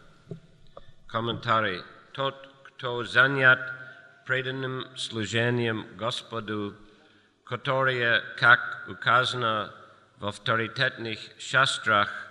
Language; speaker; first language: Russian; non-native, fluent; English